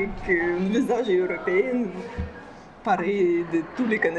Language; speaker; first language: French; non-native, fluent; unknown